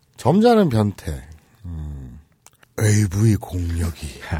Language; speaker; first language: Korean; native; Korean